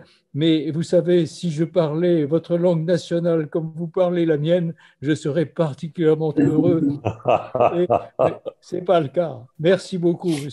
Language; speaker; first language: French; native; French